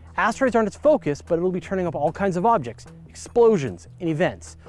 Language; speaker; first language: English; native; English